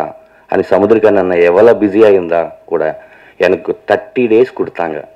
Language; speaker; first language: Tamil; non-native, learner; Telugu